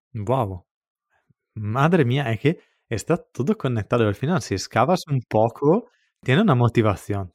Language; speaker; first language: Spanish; non-native, fluent; Italian